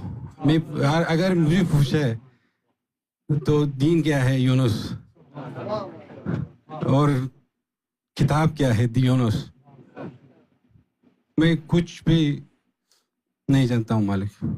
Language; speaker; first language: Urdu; non-native, learner; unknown